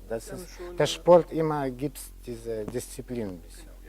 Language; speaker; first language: German; non-native, learner; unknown